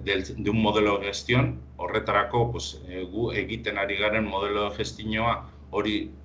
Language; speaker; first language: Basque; non-native, local second language; Spanish